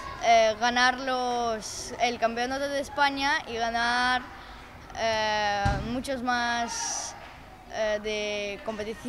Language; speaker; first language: Spanish; non-native, learner; Ukrainian